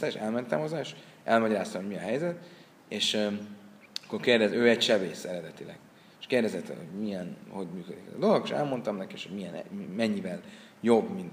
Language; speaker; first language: Hungarian; native; Hungarian